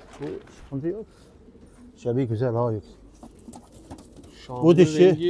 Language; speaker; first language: Turkish; non-native, learner; Arabic